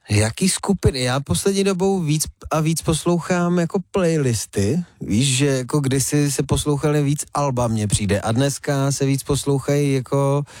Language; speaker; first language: Czech; early bilingual, other home language; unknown